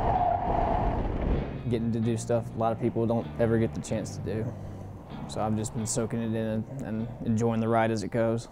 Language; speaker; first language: English; native; English